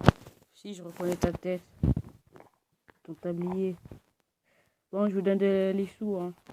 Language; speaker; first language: French; native; French